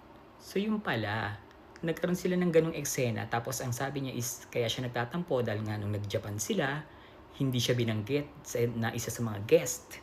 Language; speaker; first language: Filipino; native; Filipino